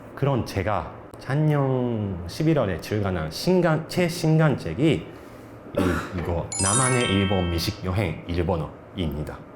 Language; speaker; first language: Korean; non-native, fluent; Japanese